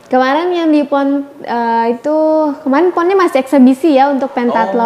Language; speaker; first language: Indonesian; native; Indonesian